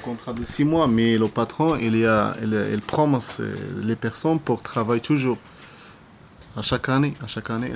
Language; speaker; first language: French; non-native, learner; Arabic